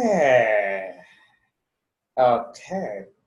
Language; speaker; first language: English; non-native, fluent; Vietnamese